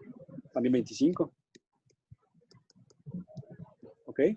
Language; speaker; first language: Spanish; native; Spanish